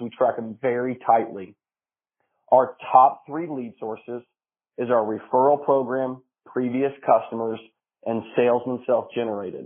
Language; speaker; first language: English; native; English